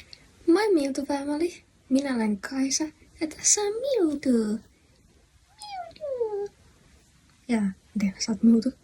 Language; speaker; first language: Finnish; non-native, learner; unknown